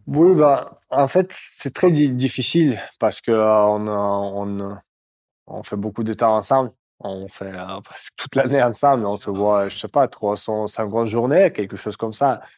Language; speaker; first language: French; non-native, fluent; Russian